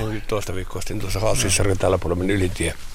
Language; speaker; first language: Finnish; native; Finnish